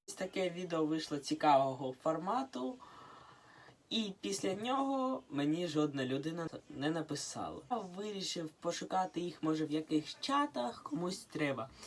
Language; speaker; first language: Ukrainian; non-native, local second language; Russian